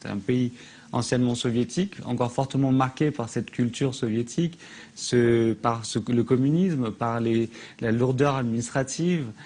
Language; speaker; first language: French; native; French